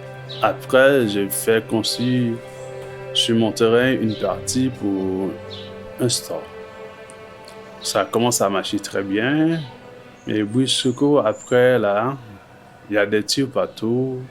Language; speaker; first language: French; non-native, local second language; Haitian Creole